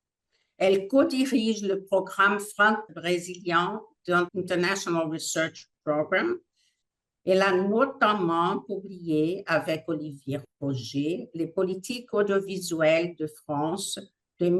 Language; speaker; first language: French; non-native, fluent; Portuguese